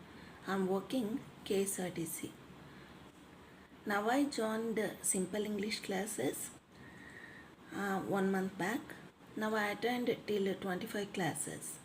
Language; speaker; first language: English; non-native, learner; Kannada